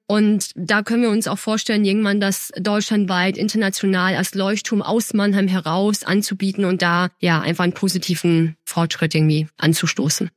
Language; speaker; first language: German; early bilingual, other home language; Chinese